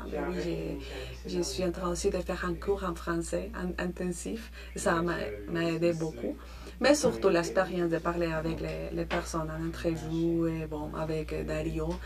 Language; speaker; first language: French; non-native, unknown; Spanish